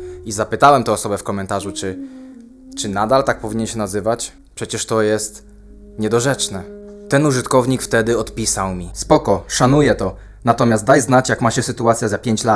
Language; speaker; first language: Polish; native; Polish